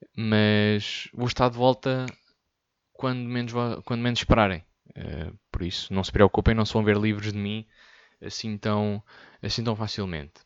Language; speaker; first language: Portuguese; native; Portuguese